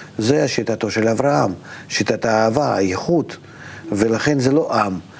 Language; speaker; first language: Hebrew; non-native, fluent; Russian